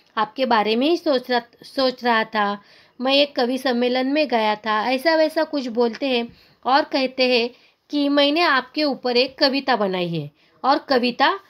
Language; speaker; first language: Hindi; non-native, local second language; Marathi